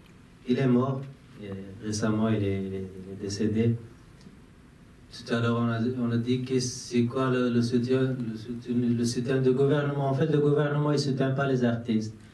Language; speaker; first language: French; non-native, fluent; Persian